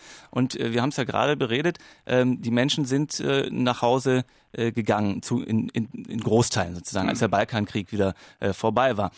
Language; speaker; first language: German; native; German